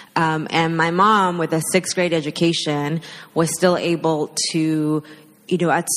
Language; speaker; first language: English; early bilingual, other home language; Spanish